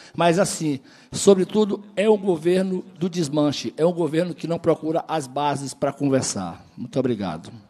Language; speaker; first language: Portuguese; native; Portuguese